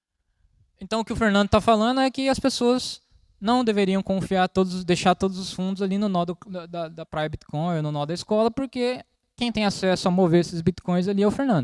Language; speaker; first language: Portuguese; native; Portuguese